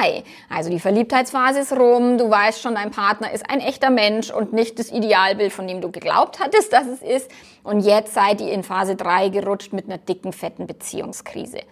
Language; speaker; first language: German; native; German